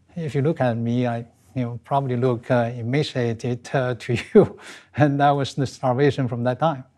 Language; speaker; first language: English; non-native, fluent; Chinese